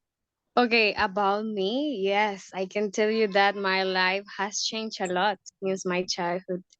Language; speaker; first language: English; non-native, learner; Spanish